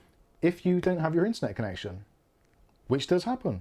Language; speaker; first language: English; native; English